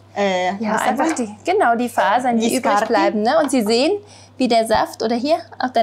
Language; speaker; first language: German; native; German